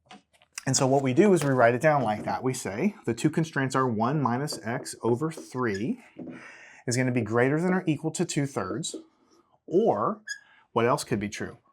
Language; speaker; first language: English; native; English